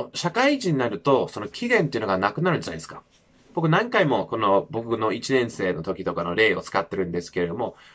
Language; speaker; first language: Japanese; non-native, fluent; English